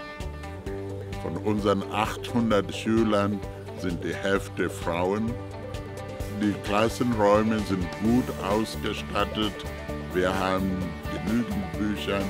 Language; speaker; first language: German; non-native, fluent; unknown